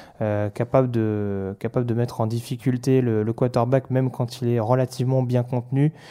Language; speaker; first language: French; native; French